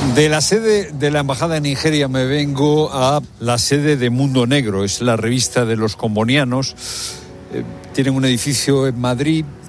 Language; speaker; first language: Spanish; native; Spanish